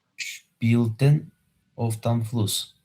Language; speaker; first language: German; non-native, learner; Macedonian